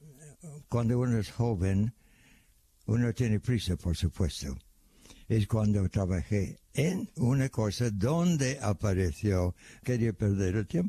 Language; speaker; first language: Spanish; non-native, fluent; English